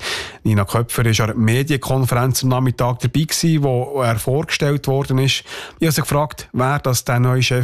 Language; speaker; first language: German; native; German